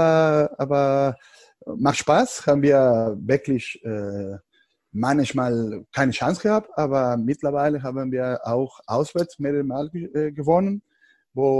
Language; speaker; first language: German; non-native, fluent; Spanish